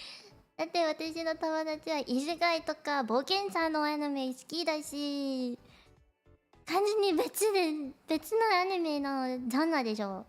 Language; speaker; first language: Japanese; non-native, learner; Cantonese